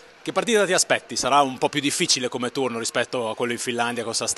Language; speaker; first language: Italian; native; Italian